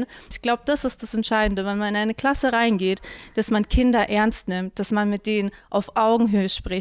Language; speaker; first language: German; native; German